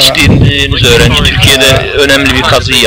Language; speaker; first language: Turkish; native; Turkish